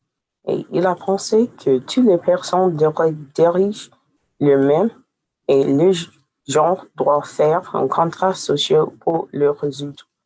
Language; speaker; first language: French; non-native, learner; English